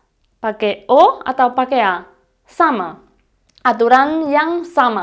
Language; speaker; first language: Indonesian; non-native, fluent; Spanish